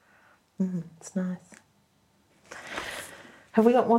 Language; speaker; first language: English; native; English